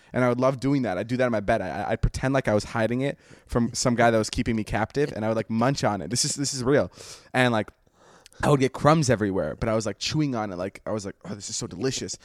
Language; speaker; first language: English; early bilingual, other home language; Slovak